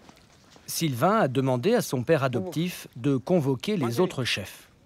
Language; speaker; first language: French; native; French